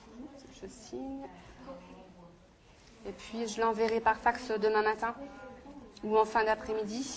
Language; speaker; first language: French; native; French